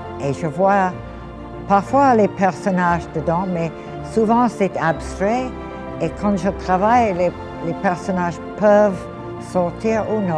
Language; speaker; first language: French; non-native, fluent; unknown